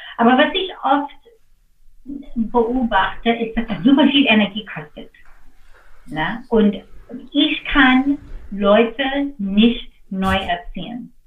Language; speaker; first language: German; non-native, fluent; English